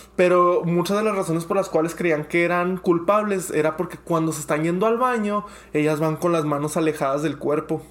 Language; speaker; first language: Spanish; early bilingual, heritage; Spanish